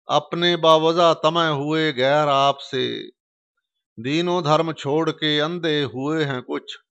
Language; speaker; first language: Urdu; non-native, local second language; Punjabi